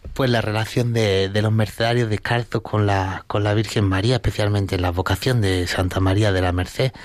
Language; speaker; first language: Spanish; native; Spanish